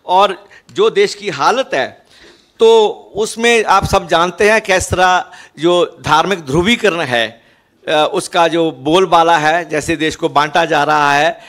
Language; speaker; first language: Hindi; non-native, local second language; Punjabi